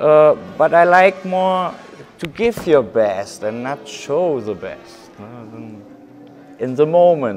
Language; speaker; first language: English; non-native, fluent; German